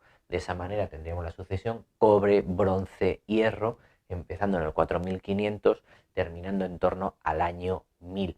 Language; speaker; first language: Spanish; native; Spanish